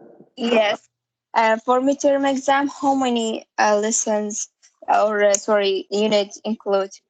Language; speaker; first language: English; non-native, learner; Central Kurdish